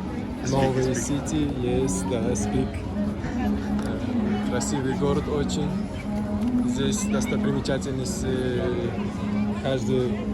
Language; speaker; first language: Russian; non-native, local second language; Uzbek